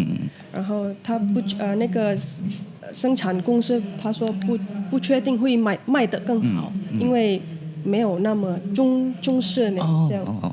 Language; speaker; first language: Chinese; non-native, fluent; Indonesian